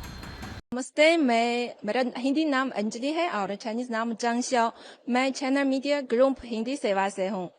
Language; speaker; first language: Hindi; non-native, learner; Chinese